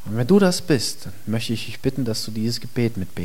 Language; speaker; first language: German; native; German